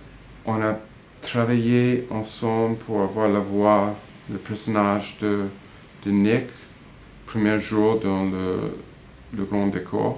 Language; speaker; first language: French; non-native, fluent; English